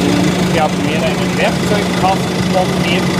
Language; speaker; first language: German; native; German